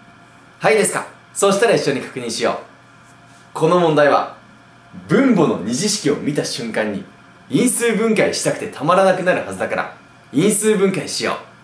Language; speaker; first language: Japanese; native; Japanese